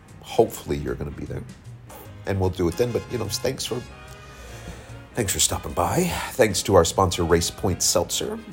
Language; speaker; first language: English; native; English